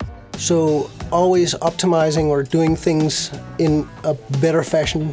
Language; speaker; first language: English; non-native, fluent; Danish